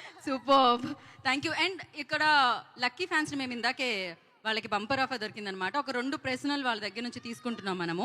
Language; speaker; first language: Telugu; native; Telugu